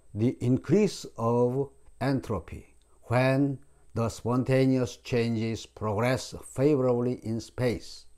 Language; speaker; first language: English; non-native, fluent; Korean